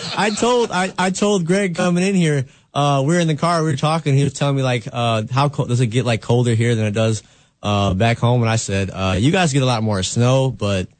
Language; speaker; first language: English; native; English